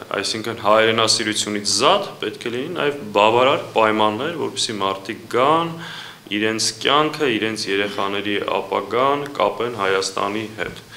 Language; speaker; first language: Armenian; native; Armenian